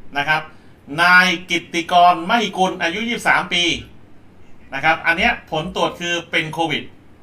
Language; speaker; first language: Thai; native; Thai